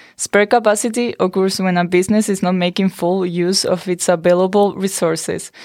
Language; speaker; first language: English; non-native, fluent; Spanish